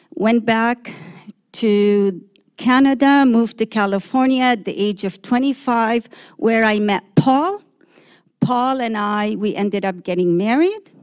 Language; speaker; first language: English; early bilingual, other home language; Arabic